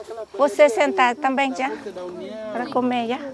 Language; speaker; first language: Portuguese; non-native, learner; Vietnamese